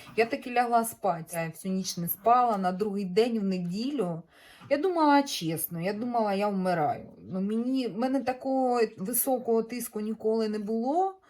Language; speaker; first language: Ukrainian; native; Ukrainian